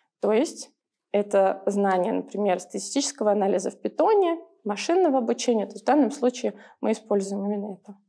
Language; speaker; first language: Russian; native; Russian